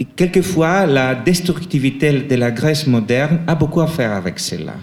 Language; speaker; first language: French; non-native, fluent; Greek